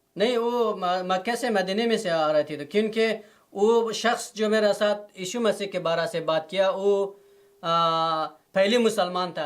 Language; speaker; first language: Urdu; non-native, learner; Persian